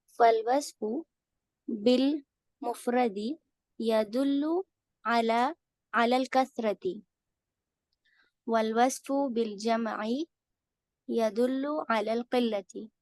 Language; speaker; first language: Arabic; non-native, learner; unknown